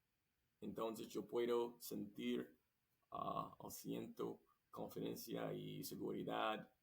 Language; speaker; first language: Spanish; non-native, learner; English